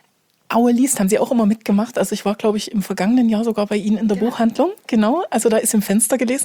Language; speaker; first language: German; native; German